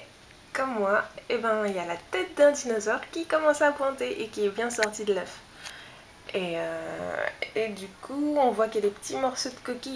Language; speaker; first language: French; native; French